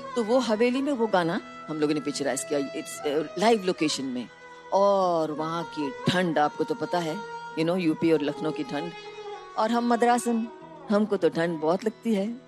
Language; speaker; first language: Hindi; non-native, local second language; Tamil